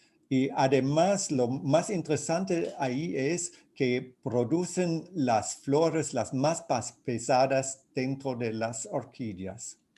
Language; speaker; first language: Spanish; non-native, fluent; German